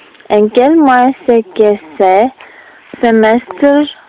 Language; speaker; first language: French; non-native, learner; English